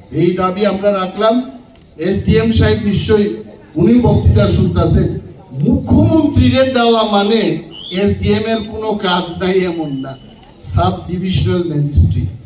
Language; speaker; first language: Bangla; non-native, local second language; Kok Borok